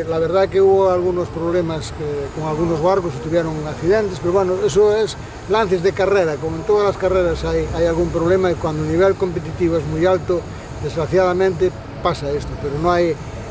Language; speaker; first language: Spanish; native; Spanish